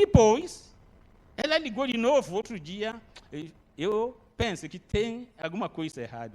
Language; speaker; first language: Portuguese; non-native, learner; Arabic